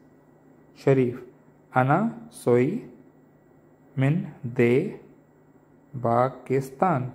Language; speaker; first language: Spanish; non-native, learner; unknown